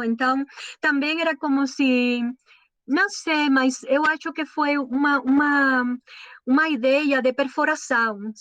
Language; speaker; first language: Portuguese; non-native, learner; Spanish